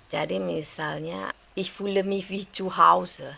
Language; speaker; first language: German; non-native, learner; Indonesian